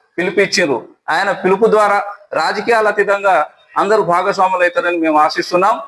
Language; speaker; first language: Telugu; non-native, local second language; Lambadi